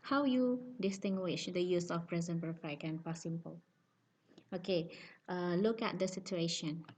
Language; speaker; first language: English; non-native, fluent; Indonesian